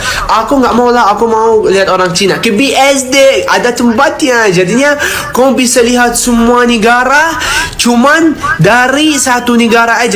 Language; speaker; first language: Indonesian; non-native, fluent; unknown